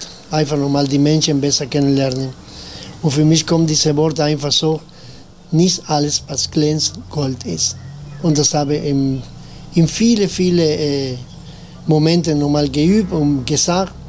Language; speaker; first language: German; non-native, learner; Spanish